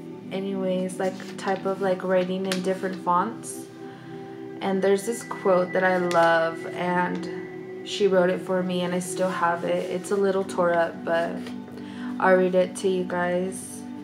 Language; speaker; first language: English; early bilingual, other home language; Spanish